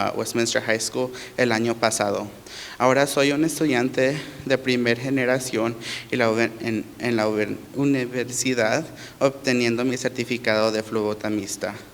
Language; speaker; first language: Spanish; early bilingual, heritage; Spanish